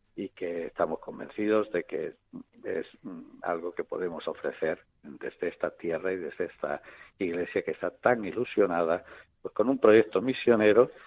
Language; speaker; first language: Spanish; native; Spanish